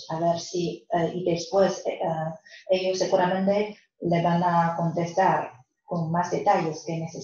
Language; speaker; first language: Spanish; non-native, fluent; Chinese